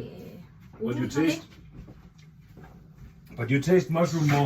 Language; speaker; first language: English; non-native, learner; Danish